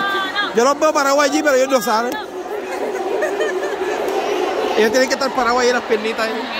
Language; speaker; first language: Spanish; native; Spanish